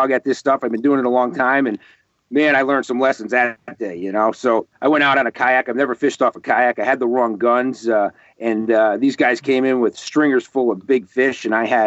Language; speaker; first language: English; native; English